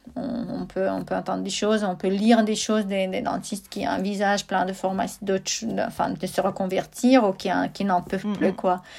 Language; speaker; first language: French; non-native, fluent; Russian